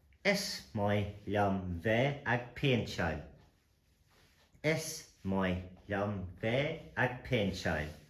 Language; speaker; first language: Irish; non-native, local second language; English